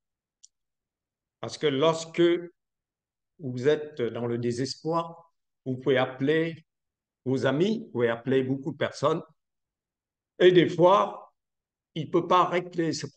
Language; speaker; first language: French; non-native, fluent; Vietnamese